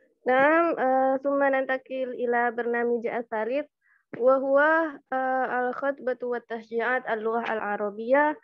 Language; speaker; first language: Arabic; non-native, learner; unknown